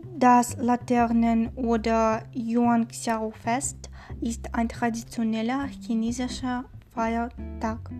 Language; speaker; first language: German; non-native, learner; Chinese